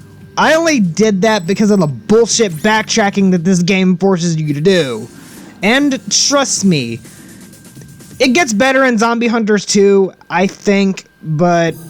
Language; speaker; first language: English; native; English